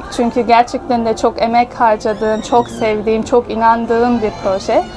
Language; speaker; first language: Turkish; early bilingual, heritage; Russian